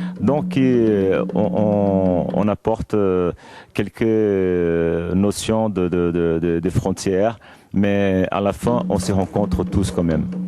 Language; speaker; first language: French; non-native, fluent; Portuguese